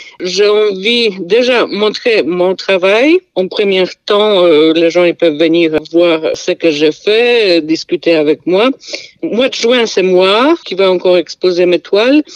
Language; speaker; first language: French; non-native, fluent; Polish